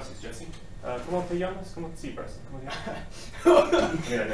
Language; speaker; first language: Spanish; non-native, fluent; English